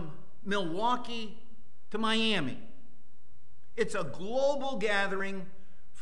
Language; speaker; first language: English; native; English